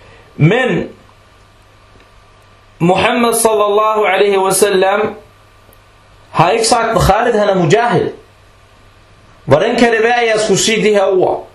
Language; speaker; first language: Danish; early bilingual, other home language; Arabic